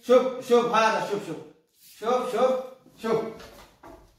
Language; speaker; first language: Arabic; non-native, learner; Hindi